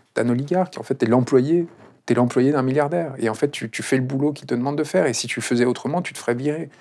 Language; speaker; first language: French; non-native, fluent; Spanish